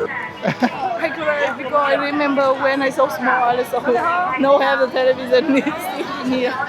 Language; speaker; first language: English; non-native, learner; Chinese